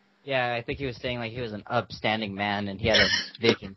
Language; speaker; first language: English; native; English